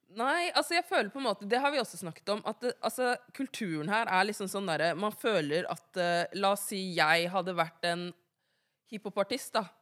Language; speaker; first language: Norwegian; early bilingual, other home language; Wolof